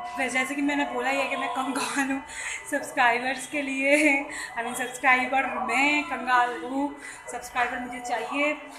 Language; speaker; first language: Hindi; non-native, local second language; Bangla